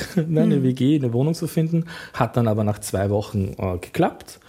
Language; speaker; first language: German; native; German